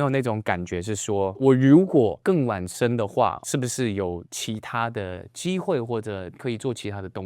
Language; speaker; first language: Chinese; native; Chinese